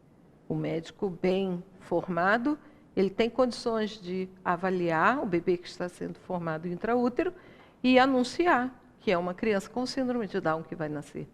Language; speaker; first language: Portuguese; native; Portuguese